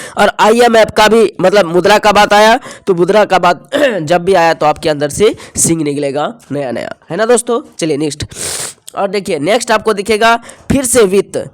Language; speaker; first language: Hindi; native; Hindi